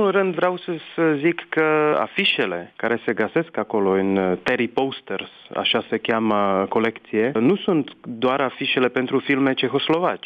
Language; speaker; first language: Romanian; non-native, fluent; Czech